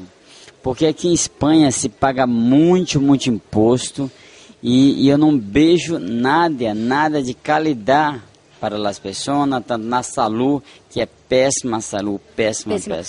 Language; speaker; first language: Spanish; non-native, fluent; Portuguese